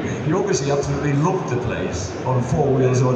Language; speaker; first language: English; native; English